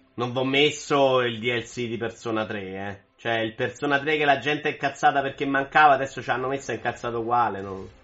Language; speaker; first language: Italian; native; Italian